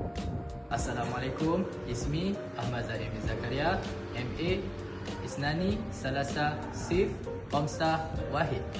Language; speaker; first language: Arabic; non-native, learner; Malay